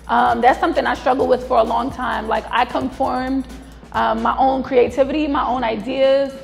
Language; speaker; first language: English; native; English